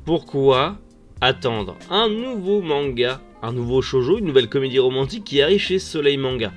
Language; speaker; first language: French; native; French